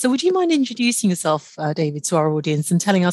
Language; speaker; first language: English; non-native, local second language; Yoruba